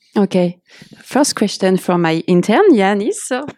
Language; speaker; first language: English; non-native, learner; French